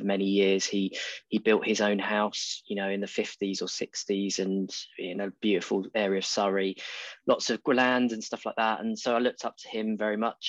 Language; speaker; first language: English; native; English